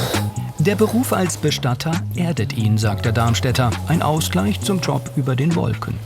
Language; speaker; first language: German; native; German